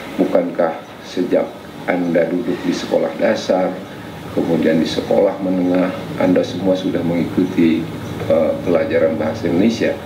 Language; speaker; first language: Indonesian; non-native, local second language; Sundanese